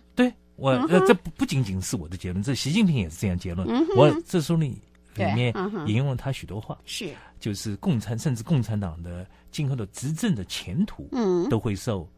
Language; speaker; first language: Chinese; native; Chinese